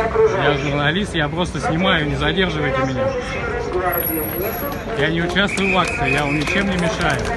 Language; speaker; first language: Russian; native; Russian